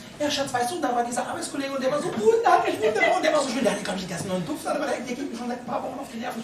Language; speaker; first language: German; native; German